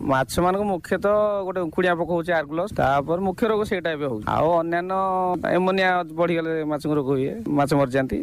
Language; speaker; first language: Odia; native; Odia